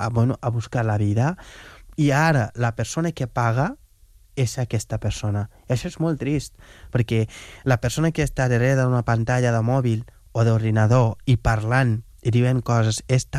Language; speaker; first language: Catalan; non-native, fluent; Wolof